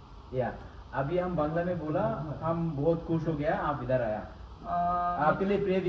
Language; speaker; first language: Hindi; non-native, learner; Bangla